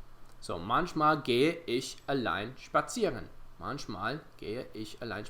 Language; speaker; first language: German; non-native, fluent; English